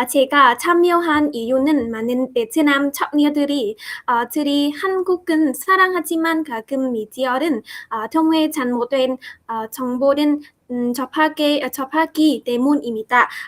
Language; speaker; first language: Korean; non-native, learner; Vietnamese